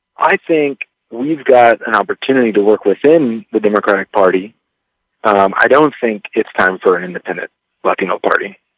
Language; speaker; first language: English; early bilingual, other home language; Spanish